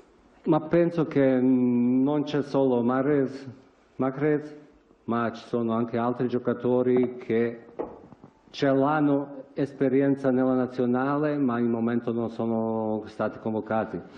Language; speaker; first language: Italian; non-native, fluent; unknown